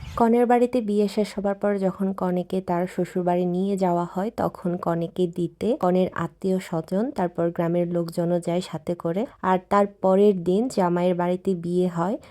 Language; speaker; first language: Bangla; non-native, local second language; Chakma